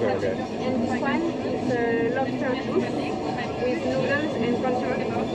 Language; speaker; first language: English; non-native, learner; French